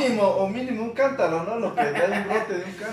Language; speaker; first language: Spanish; native; Spanish